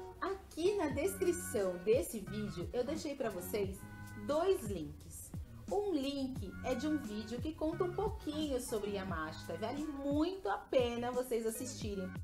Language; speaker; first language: Portuguese; native; Portuguese